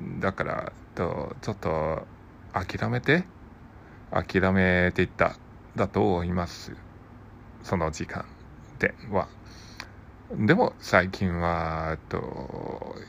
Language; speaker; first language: Japanese; non-native, learner; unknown